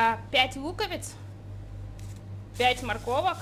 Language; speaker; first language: Russian; non-native, fluent; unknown